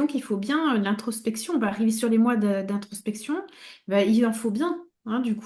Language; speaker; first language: French; native; French